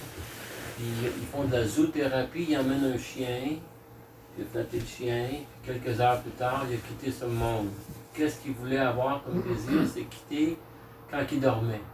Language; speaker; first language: French; native; French